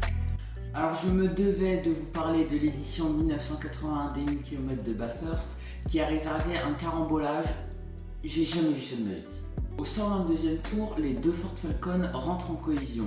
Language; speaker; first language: French; native; French